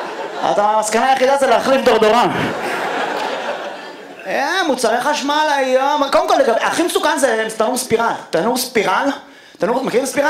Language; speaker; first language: Hebrew; native; Hebrew